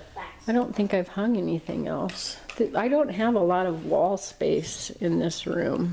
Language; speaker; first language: English; native; English